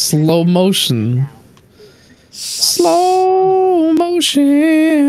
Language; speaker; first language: English; native; English